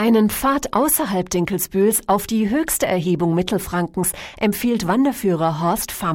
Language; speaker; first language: German; native; German